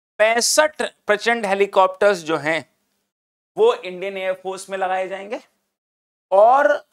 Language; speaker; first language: Hindi; native; Hindi